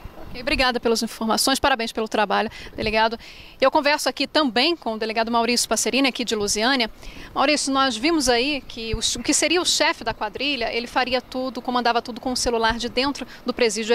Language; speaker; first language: Portuguese; native; Portuguese